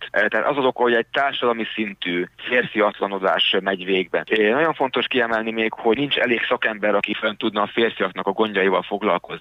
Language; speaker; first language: Hungarian; native; Hungarian